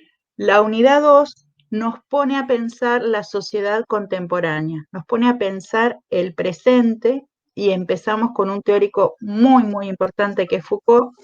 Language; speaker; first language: Spanish; native; Spanish